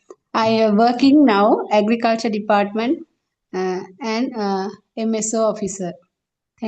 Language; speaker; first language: English; non-native, learner; Tamil